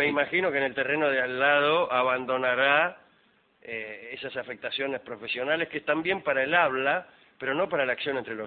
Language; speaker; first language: Spanish; native; Spanish